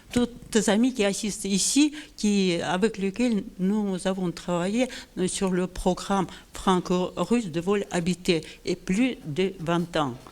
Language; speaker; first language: French; non-native, learner; Russian